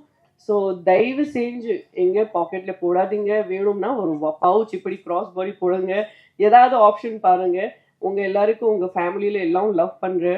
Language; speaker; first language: Tamil; non-native, fluent; Hindi